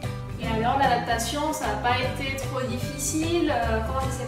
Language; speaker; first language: French; native; French